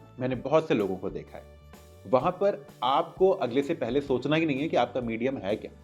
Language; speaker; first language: Hindi; native; Hindi